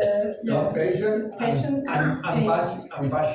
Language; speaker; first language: English; non-native, fluent; Spanish